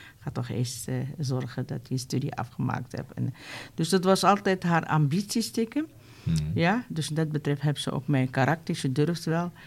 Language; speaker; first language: Dutch; non-native, fluent; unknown